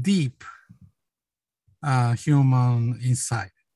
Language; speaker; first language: English; non-native, learner; Japanese